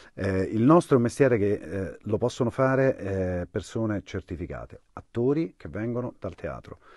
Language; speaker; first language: Italian; native; Italian